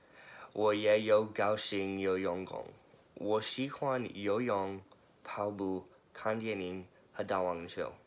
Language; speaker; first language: Chinese; non-native, learner; English